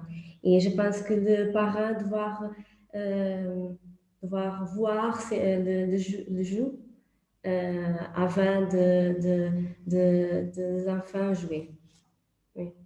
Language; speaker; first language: French; non-native, learner; Portuguese